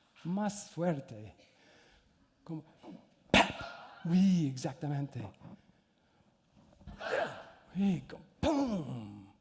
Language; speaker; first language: Spanish; non-native, learner; English